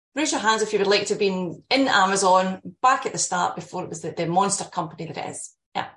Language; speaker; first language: English; native; English